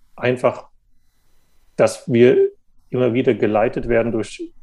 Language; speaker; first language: German; native; German